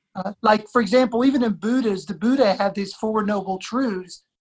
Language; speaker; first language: English; native; English